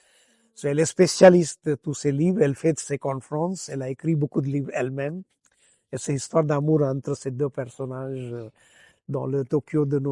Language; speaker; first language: French; non-native, fluent; Gujarati